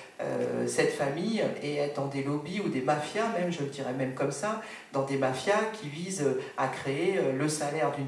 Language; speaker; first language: French; native; French